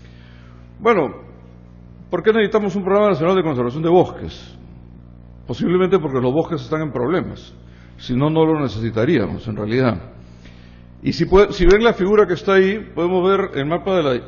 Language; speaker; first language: Spanish; native; Spanish